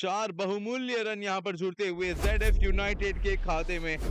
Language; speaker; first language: Hindi; native; Hindi